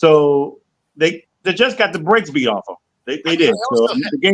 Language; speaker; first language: English; native; English